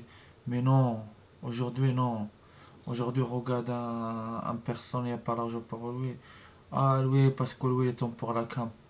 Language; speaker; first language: French; non-native, learner; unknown